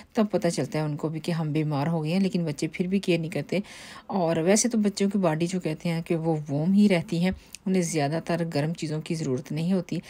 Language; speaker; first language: Urdu; native; Urdu